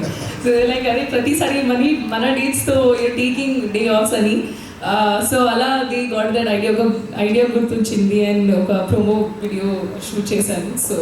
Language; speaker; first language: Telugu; non-native, local second language; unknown